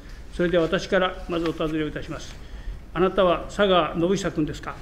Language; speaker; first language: Japanese; native; Japanese